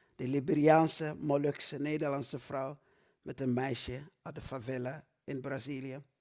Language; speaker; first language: Dutch; non-native, fluent; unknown